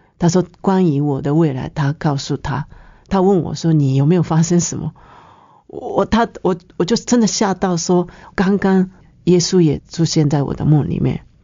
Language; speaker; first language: Chinese; non-native, fluent; Japanese